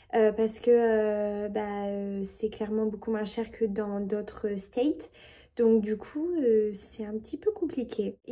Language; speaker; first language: French; native; French